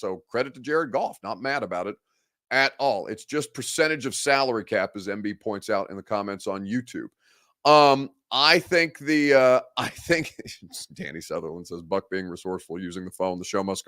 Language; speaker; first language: English; native; English